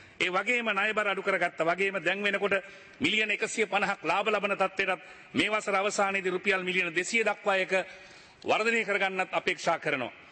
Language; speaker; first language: Sinhala; native; Sinhala